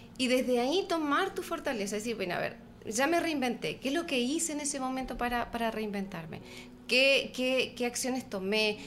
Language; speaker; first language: Spanish; native; Spanish